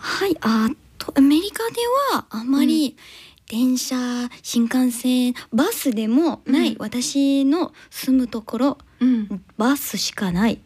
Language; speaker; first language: Japanese; non-native, learner; English